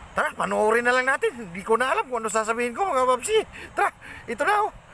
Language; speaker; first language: Filipino; non-native, local second language; Cebuano